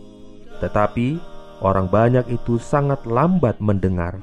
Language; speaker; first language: Indonesian; native; Indonesian